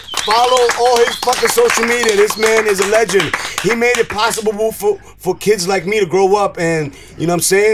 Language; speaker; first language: English; early bilingual, other home language; Spanish